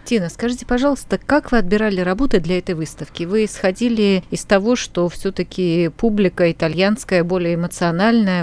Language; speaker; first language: Russian; native; Russian